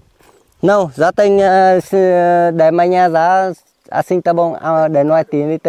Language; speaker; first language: Portuguese; non-native, learner; Vietnamese